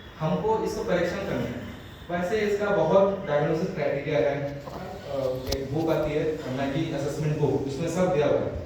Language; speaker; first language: Hindi; non-native, local second language; Bangla